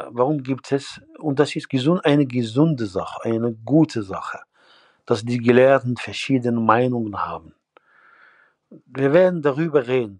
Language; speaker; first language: German; non-native, fluent; Arabic